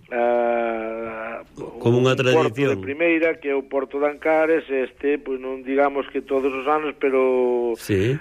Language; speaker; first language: Galician; native; Galician